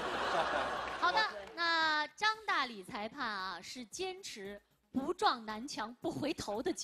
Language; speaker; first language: Chinese; native; Chinese